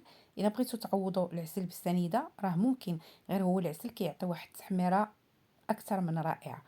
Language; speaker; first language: Arabic; native; Arabic